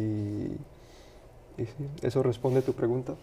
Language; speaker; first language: Spanish; early bilingual, heritage; Spanish